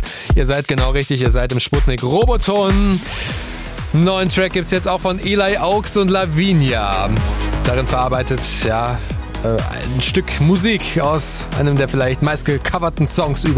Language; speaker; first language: German; native; German